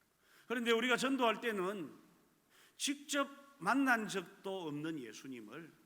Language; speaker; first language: Korean; native; Korean